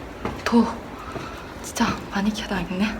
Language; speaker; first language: Korean; non-native, fluent; Japanese